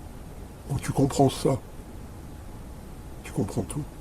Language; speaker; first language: French; native; French